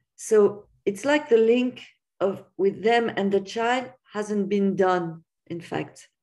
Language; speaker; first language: English; non-native, fluent; French